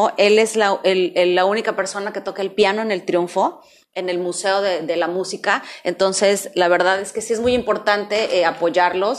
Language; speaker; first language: Spanish; native; Spanish